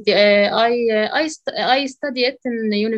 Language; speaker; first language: English; non-native, learner; Arabic